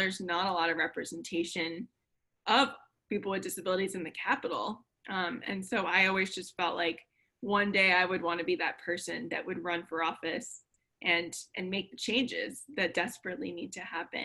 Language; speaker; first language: English; native; English